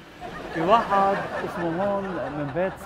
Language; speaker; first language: Arabic; native; Arabic